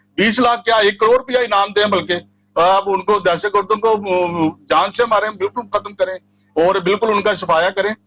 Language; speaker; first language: Urdu; non-native, local second language; Punjabi